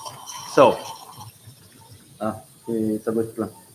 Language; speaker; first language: French; native; French